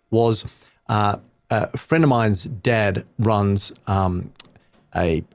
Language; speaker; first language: English; native; English